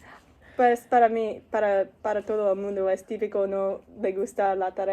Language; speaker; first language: Spanish; non-native, learner; English